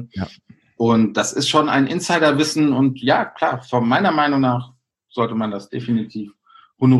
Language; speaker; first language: German; native; German